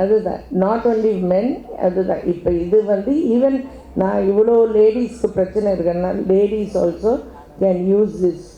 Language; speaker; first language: Tamil; native; Tamil